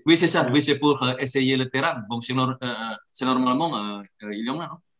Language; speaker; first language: French; non-native, learner; Indonesian